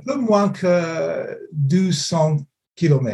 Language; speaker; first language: French; non-native, fluent; English